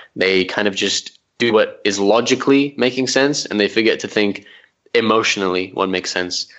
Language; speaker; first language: English; early bilingual, other home language; Arabic